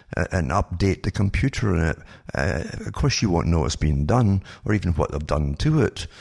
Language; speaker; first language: English; native; English